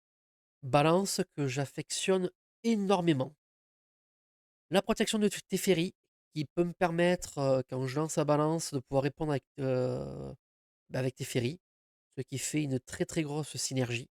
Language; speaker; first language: French; native; French